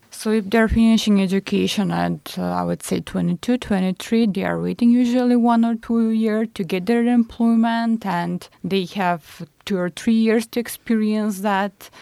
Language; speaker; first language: English; non-native, fluent; Macedonian